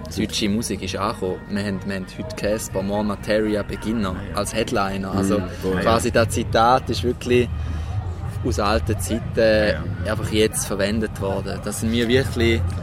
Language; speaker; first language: German; native; German